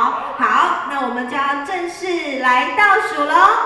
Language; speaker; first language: Chinese; native; Chinese